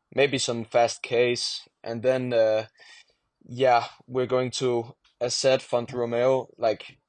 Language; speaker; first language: English; non-native, fluent; Danish